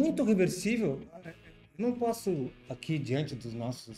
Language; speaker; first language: Portuguese; native; Portuguese